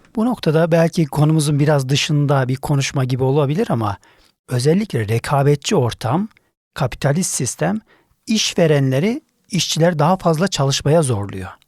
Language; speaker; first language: Turkish; native; Turkish